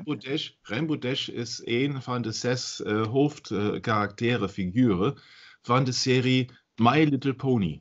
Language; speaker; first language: Dutch; non-native, learner; German